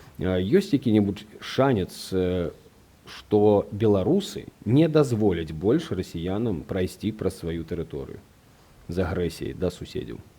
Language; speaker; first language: Belarusian; non-native, local second language; Russian